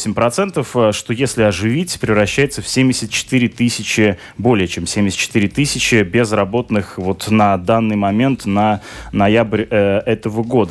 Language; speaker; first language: Russian; native; Russian